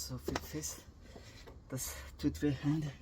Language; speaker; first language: German; non-native, learner; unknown